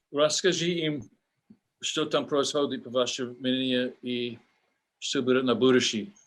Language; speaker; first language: Russian; non-native, learner; English